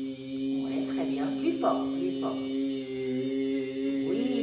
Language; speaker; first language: French; native; French